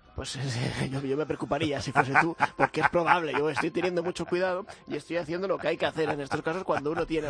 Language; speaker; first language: Spanish; native; Spanish